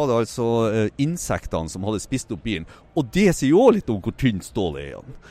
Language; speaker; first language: Norwegian; native; Norwegian